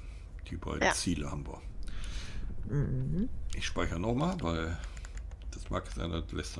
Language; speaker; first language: German; native; German